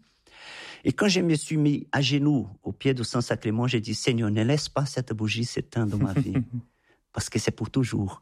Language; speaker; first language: French; non-native, fluent; Portuguese